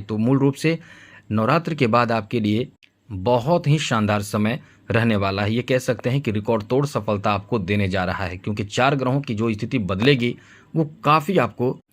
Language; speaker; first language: Hindi; native; Hindi